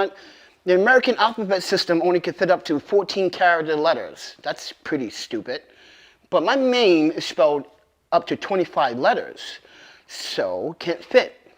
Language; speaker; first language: English; native; English